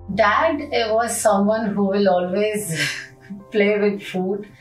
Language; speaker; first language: English; non-native, local second language; Hindi